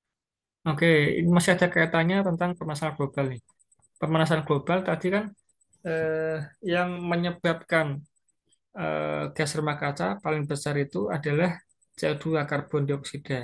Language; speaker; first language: Indonesian; native; Indonesian